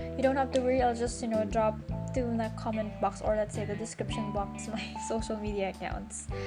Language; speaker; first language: English; non-native, local second language; Cebuano